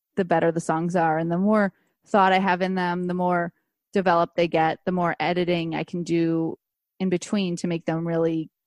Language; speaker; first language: English; native; English